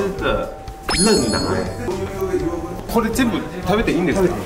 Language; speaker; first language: Chinese; native; Chinese